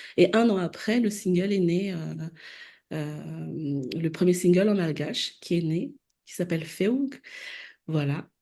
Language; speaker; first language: French; non-native, local second language; Malagasy